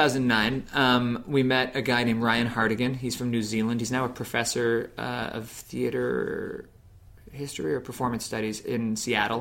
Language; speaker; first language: English; native; English